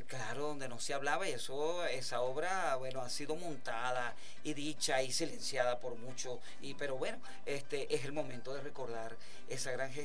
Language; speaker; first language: Spanish; native; Spanish